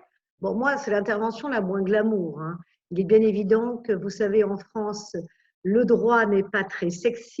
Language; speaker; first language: French; native; French